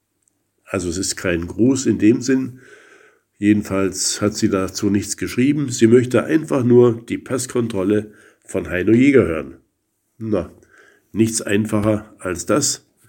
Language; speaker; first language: German; native; German